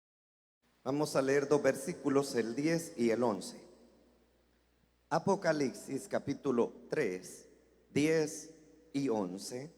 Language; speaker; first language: Spanish; native; Spanish